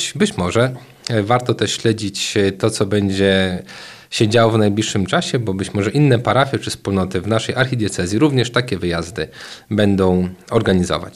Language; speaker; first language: Polish; native; Polish